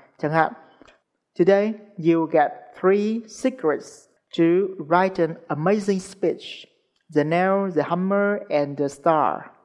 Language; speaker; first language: English; non-native, fluent; Vietnamese